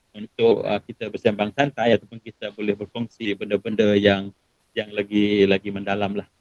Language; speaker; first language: Malay; native; Malay